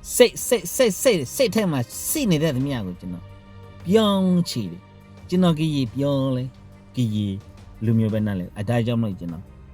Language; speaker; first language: Burmese; non-native, local second language; S'gaw Karen